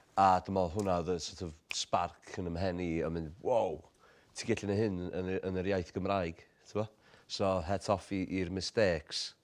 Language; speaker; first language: Welsh; native; Welsh